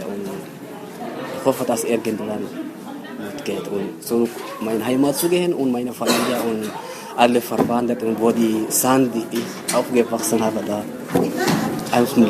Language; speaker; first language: German; non-native, learner; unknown